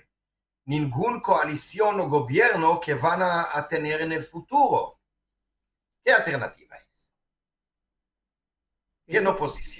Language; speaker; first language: Spanish; non-native, fluent; Hebrew